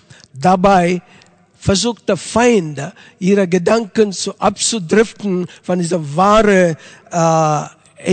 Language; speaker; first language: German; non-native, fluent; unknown